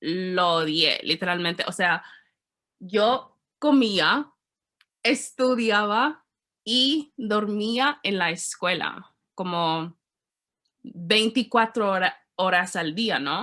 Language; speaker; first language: Spanish; non-native, learner; English